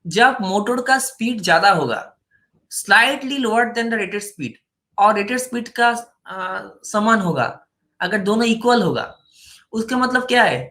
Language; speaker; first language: Hindi; non-native, local second language; Bangla